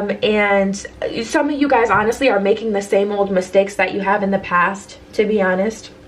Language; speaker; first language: English; native; English